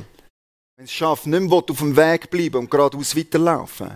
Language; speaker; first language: German; native; German